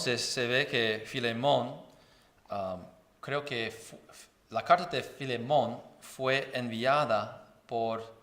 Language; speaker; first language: Spanish; non-native, fluent; Chinese